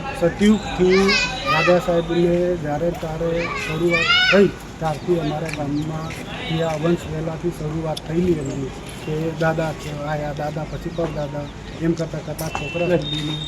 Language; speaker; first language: Gujarati; native; Gujarati